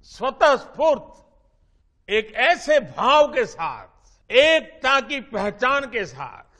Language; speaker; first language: Hindi; non-native, local second language; Gujarati